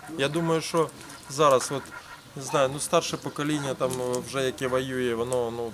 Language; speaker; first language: Ukrainian; early bilingual, heritage; Ukrainian